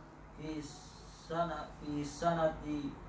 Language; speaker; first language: Arabic; non-native, learner; Indonesian